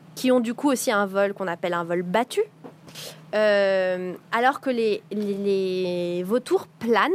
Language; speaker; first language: French; native; French